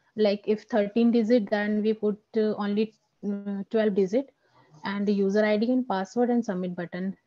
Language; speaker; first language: English; non-native, local second language; Hindi